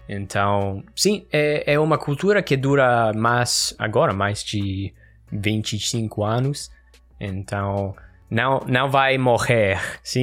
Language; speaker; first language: Portuguese; non-native, learner; English